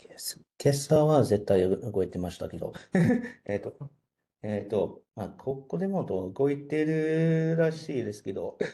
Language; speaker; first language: Japanese; non-native, fluent; English